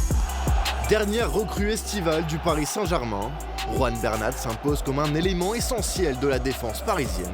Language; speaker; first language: French; native; French